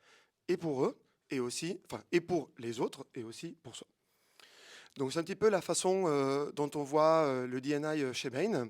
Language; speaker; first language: French; native; French